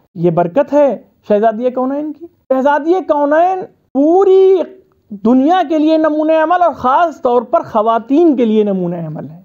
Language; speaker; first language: Urdu; native; Urdu